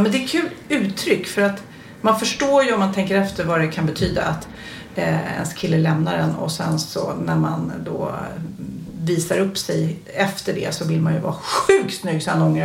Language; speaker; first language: Swedish; native; Swedish